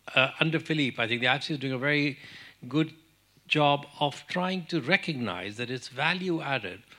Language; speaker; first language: English; non-native, local second language; Urdu